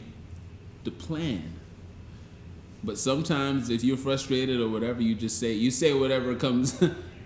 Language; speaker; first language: English; native; English